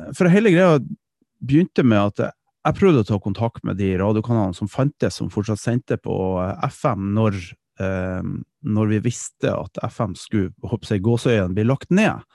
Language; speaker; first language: Norwegian; early bilingual, other home language; Dutch